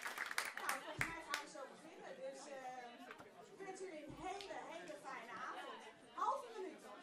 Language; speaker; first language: Dutch; non-native, local second language; Western Frisian